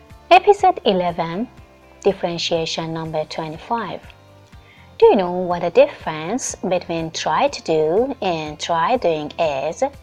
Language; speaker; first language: English; non-native, fluent; Persian